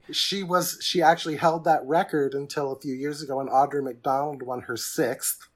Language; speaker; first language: English; native; English